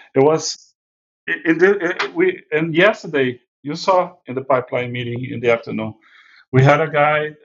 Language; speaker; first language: English; non-native, fluent; Portuguese